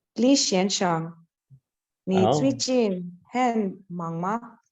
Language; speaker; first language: Chinese; non-native, learner; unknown